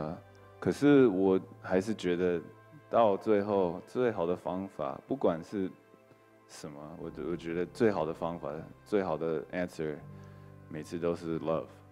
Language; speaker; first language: Chinese; early bilingual, heritage; English